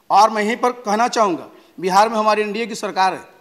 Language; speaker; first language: Hindi; native; Hindi